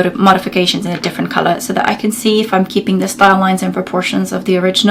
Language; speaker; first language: English; native; English